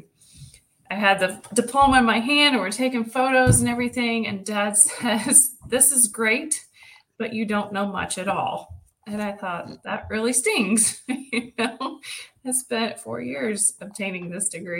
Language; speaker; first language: English; native; English